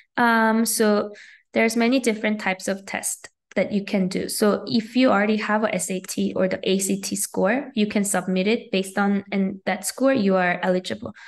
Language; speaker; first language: English; native; English